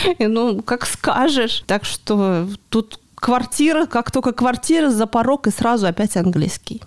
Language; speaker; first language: Russian; native; Russian